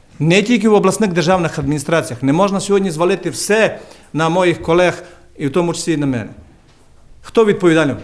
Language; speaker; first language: Ukrainian; native; Ukrainian